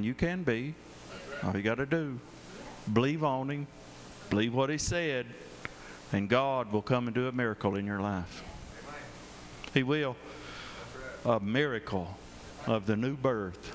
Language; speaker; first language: English; native; English